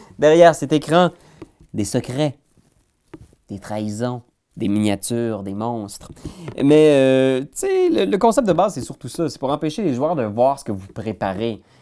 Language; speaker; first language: French; native; French